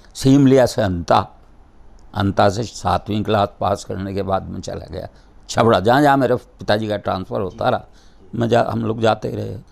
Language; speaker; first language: Hindi; native; Hindi